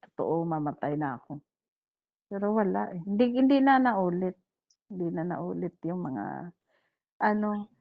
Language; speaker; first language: Filipino; non-native, local second language; Hiligaynon